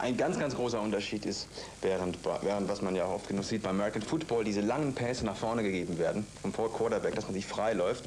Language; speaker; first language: German; native; German